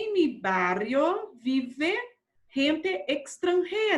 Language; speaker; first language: Spanish; non-native, fluent; Portuguese